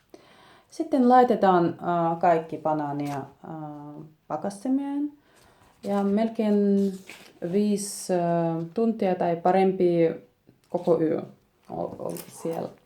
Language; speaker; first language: Finnish; non-native, learner; Russian